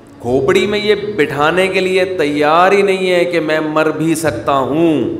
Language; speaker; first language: Urdu; native; Urdu